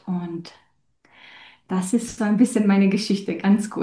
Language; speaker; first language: German; non-native, fluent; Romanian